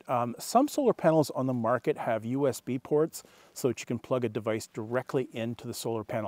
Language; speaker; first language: English; native; English